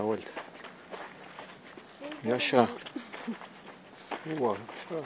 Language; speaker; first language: Spanish; native; Spanish